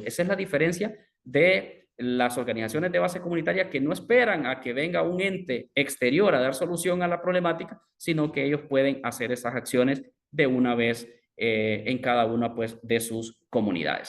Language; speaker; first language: Spanish; native; Spanish